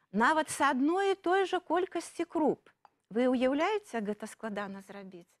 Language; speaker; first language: Belarusian; native; Belarusian